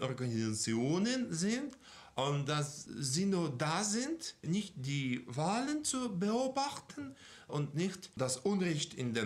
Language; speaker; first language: German; non-native, fluent; Russian